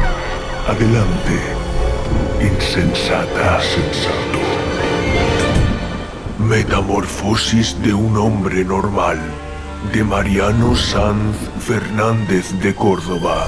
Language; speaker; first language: Spanish; native; Spanish